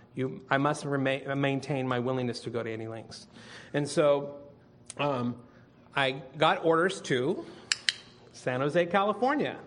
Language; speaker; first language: English; native; English